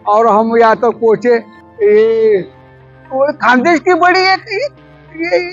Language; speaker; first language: Hindi; non-native, local second language; Marathi